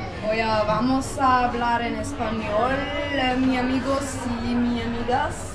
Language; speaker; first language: Spanish; non-native, learner; German